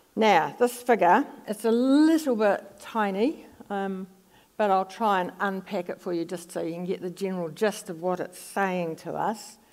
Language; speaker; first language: English; native; English